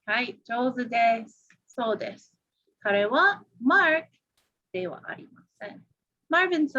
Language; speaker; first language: Japanese; non-native, fluent; English